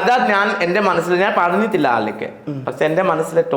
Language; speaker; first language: Malayalam; non-native, learner; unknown